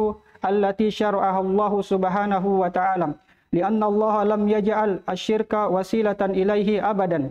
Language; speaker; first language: Arabic; non-native, learner; Indonesian